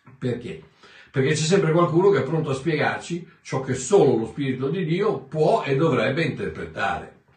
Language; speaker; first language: Italian; native; Italian